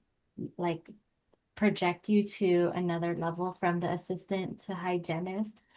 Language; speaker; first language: English; native; English